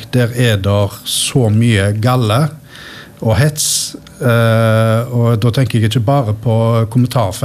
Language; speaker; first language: Norwegian; native; Norwegian